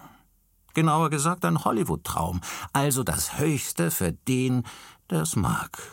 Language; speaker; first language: German; native; German